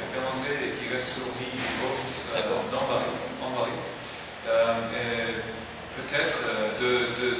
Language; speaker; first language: French; non-native, fluent; English